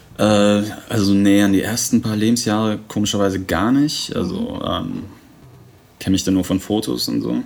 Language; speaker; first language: German; native; German